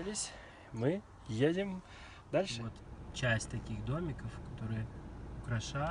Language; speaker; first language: Russian; native; Russian